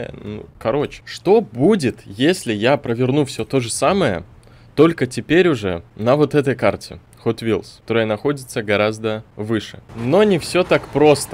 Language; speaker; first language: Russian; native; Russian